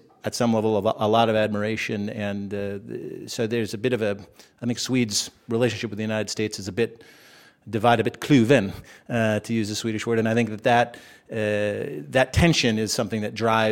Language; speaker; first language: English; native; English